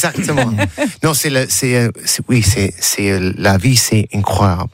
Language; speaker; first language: French; non-native, learner; English